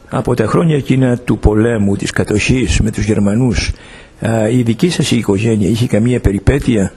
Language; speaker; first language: Greek; native; Greek